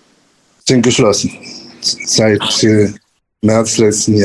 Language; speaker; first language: German; non-native, fluent; Spanish